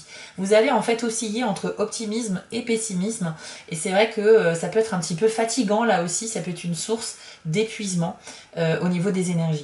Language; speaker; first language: French; native; French